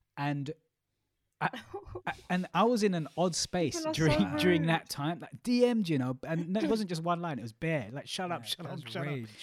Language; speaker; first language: English; native; English